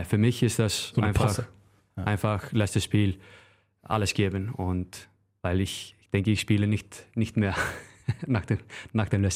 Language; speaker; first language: German; non-native, fluent; Icelandic